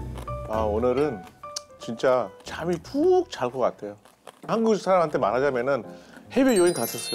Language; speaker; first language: Korean; non-native, fluent; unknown